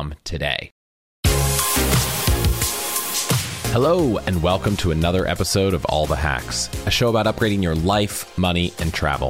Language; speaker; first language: English; native; English